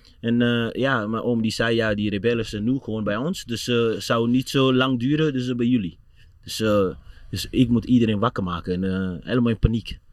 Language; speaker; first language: Dutch; non-native, fluent; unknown